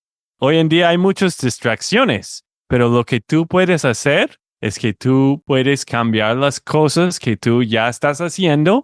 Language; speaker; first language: Spanish; non-native, fluent; English